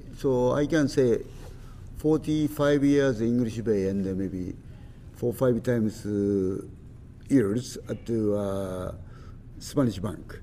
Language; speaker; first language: English; non-native, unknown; Japanese